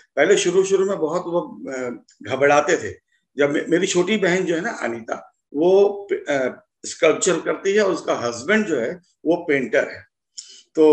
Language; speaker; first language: Hindi; native; Hindi